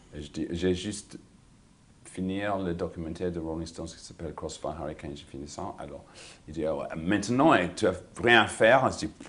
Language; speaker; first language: French; non-native, learner; English